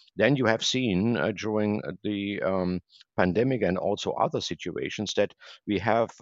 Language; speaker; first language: English; non-native, fluent; German